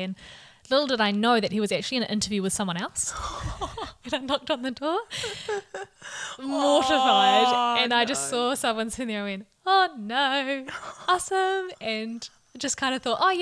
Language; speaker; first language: English; native; English